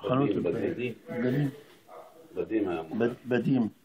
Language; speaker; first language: Hebrew; non-native, fluent; Arabic